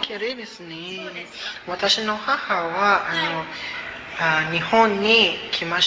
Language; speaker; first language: Japanese; non-native, learner; Cebuano